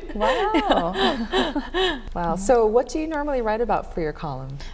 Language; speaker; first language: English; native; English